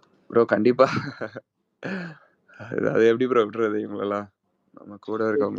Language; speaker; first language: Tamil; native; Tamil